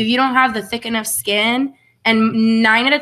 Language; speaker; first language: English; native; English